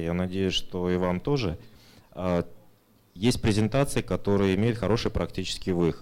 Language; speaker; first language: Russian; native; Russian